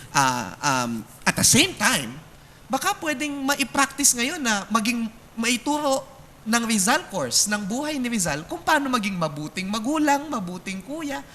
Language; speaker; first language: Filipino; native; Filipino